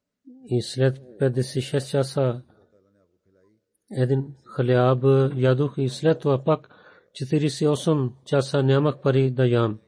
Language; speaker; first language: Bulgarian; non-native, fluent; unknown